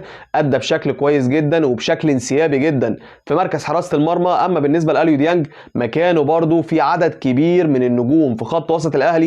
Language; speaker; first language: Arabic; native; Arabic